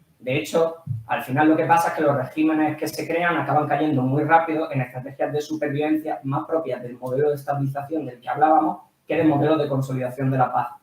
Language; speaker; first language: Spanish; native; Spanish